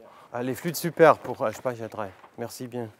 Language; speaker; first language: French; non-native, fluent; German